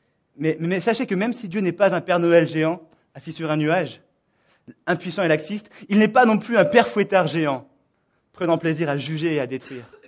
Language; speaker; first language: French; native; French